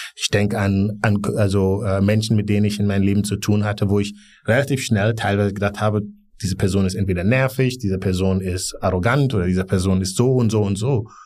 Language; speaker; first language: German; non-native, fluent; Wolof